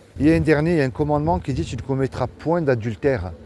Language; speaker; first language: French; native; French